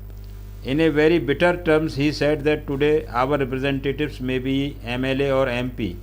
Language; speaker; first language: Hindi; native; Hindi